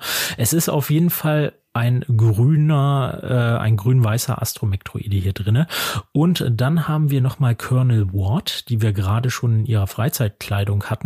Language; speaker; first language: German; native; German